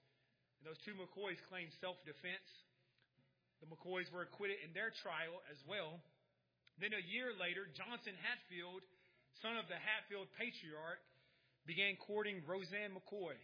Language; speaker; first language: English; native; English